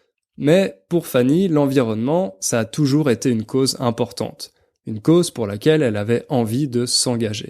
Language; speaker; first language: French; native; French